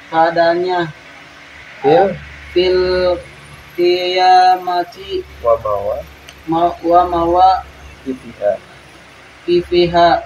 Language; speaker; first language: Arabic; non-native, learner; Indonesian